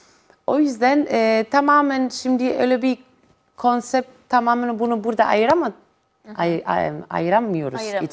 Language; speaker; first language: Turkish; non-native, fluent; Greek